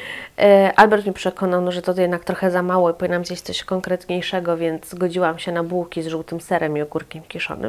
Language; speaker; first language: Polish; native; Polish